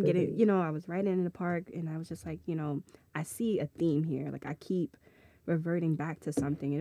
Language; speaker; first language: English; native; English